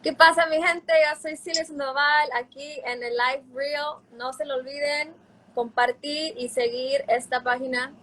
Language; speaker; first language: Spanish; early bilingual, heritage; Spanish